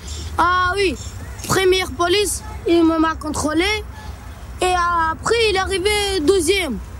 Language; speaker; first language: French; non-native, learner; Romanian